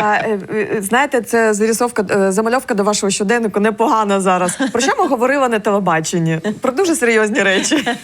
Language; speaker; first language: Ukrainian; native; Ukrainian